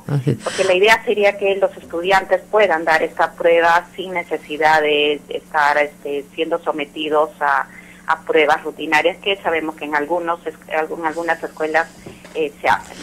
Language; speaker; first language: Spanish; native; Spanish